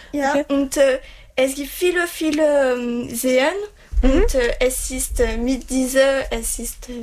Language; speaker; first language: German; non-native, learner; French